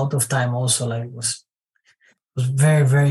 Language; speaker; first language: English; non-native, learner; Italian